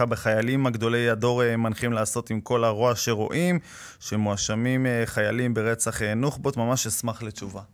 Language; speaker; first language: Hebrew; native; Hebrew